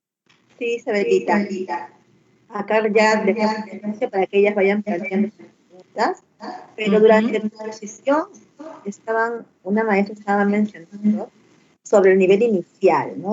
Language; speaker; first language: Spanish; native; Spanish